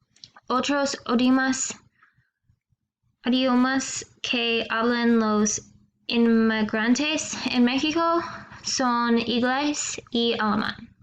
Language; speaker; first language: Spanish; non-native, learner; English